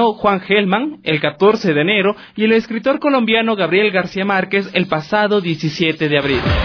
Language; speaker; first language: Spanish; native; Spanish